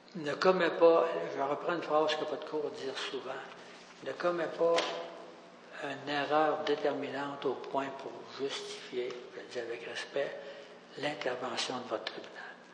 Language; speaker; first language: French; native; French